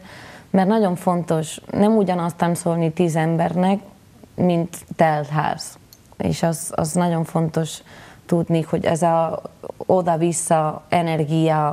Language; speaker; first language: Hungarian; non-native, fluent; Spanish